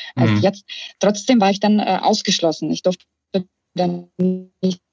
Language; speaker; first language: German; early bilingual, other home language; Russian